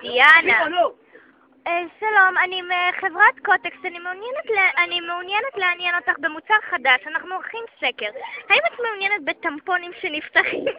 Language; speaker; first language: Hebrew; native; Hebrew